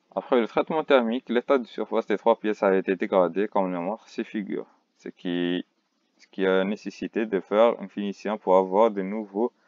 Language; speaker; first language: French; non-native, local second language; Arabic